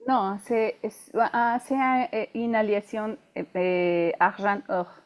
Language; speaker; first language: French; non-native, fluent; Spanish